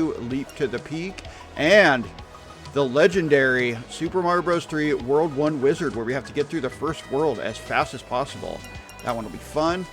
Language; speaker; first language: English; native; English